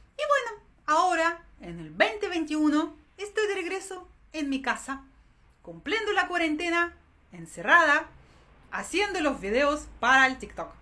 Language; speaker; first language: Spanish; non-native, fluent; Russian